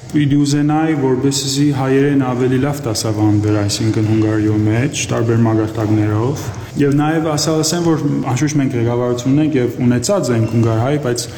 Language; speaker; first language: Armenian; early bilingual, heritage; Armenian